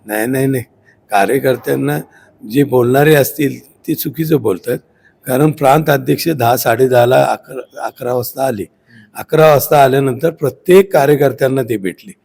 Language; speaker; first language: Marathi; native; Marathi